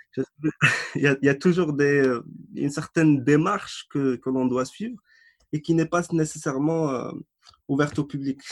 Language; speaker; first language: French; non-native, local second language; Arabic